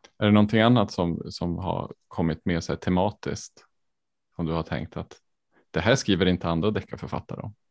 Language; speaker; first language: Swedish; native; Swedish